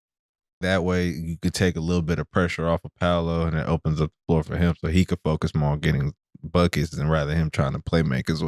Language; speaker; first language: English; native; English